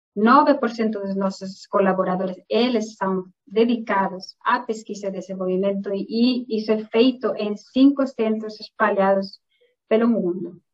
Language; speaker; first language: Portuguese; non-native, fluent; Spanish